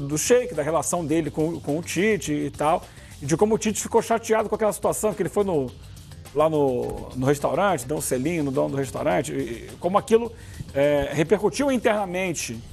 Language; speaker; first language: Portuguese; native; Portuguese